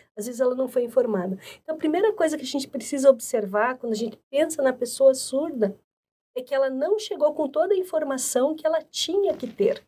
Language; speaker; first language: Portuguese; native; Portuguese